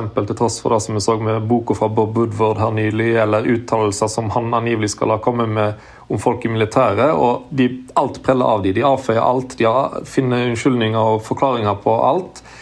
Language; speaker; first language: Norwegian; native; Norwegian